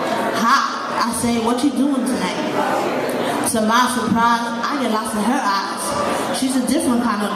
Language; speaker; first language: English; native; English